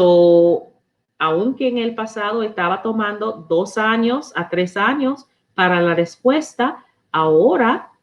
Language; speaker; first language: Spanish; non-native, learner; English